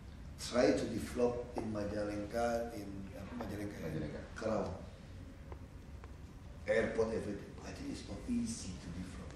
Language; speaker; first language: English; non-native, learner; Indonesian